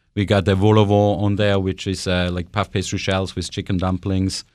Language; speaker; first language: English; non-native, fluent; German